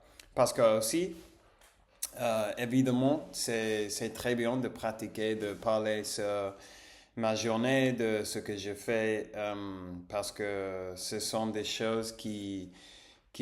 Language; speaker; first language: French; non-native, learner; English